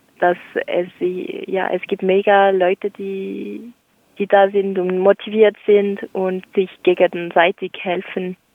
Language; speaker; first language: German; non-native, local second language; French